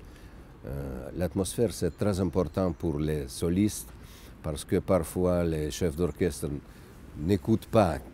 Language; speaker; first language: French; non-native, learner; Russian